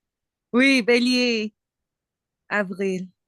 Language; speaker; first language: French; non-native, learner; English